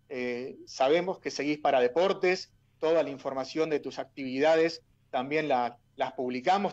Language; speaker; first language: Spanish; native; Spanish